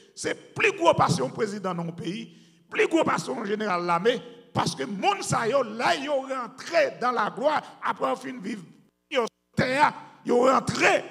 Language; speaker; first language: French; native; French